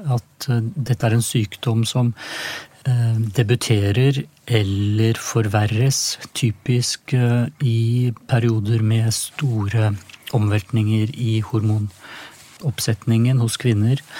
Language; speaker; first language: Norwegian; native; Norwegian